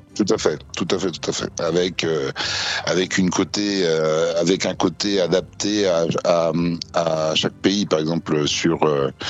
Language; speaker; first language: French; native; French